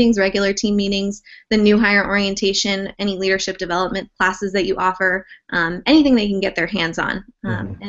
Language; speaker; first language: English; native; English